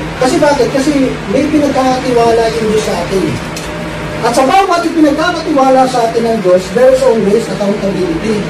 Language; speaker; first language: Filipino; non-native, local second language; Hiligaynon